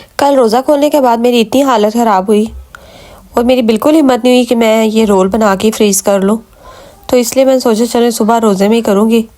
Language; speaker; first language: Urdu; non-native, local second language; Punjabi